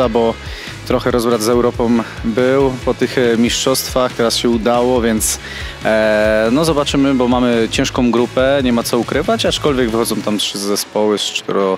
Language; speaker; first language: Polish; native; Polish